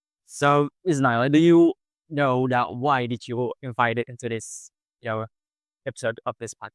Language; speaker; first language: English; non-native, fluent; Indonesian